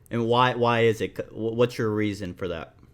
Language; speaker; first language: English; native; English